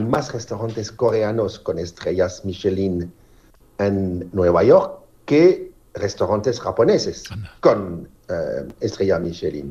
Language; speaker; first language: Spanish; non-native, fluent; French